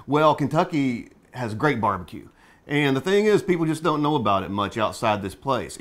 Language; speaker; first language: English; native; English